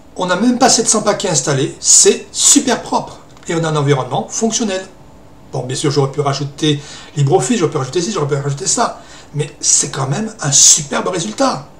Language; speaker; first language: French; native; French